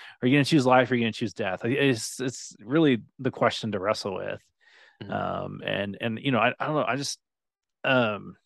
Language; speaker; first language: English; native; English